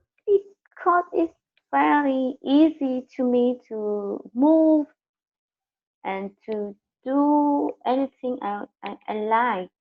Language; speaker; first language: English; non-native, learner; Vietnamese